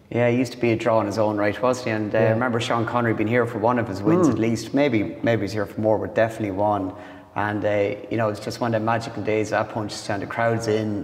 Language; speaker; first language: English; native; English